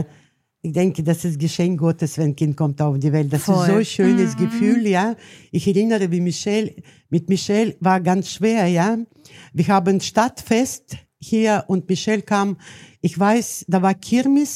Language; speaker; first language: German; non-native, learner; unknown